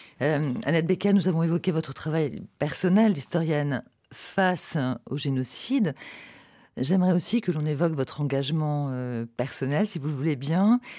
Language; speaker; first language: French; native; French